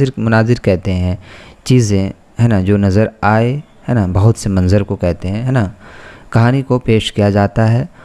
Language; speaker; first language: Hindi; native; Hindi